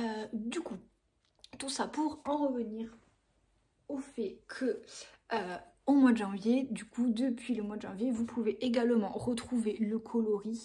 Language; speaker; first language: French; native; French